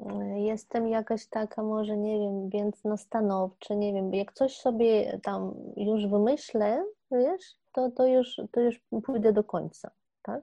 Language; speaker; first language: Polish; non-native, fluent; Ukrainian